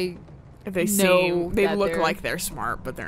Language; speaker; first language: English; native; English